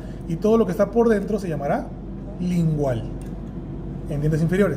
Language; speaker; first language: Spanish; native; Spanish